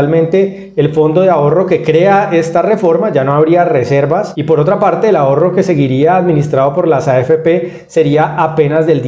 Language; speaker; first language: Spanish; native; Spanish